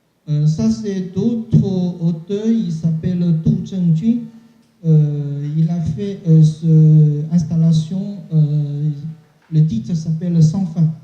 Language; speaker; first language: French; non-native, learner; Chinese